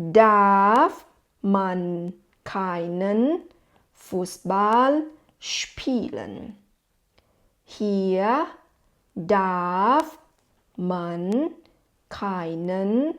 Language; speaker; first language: German; non-native, fluent; Thai